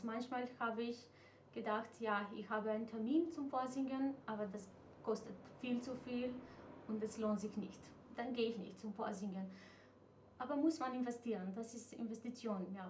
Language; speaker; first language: German; non-native, fluent; Macedonian